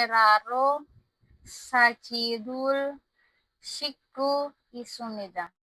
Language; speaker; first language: Korean; non-native, learner; Filipino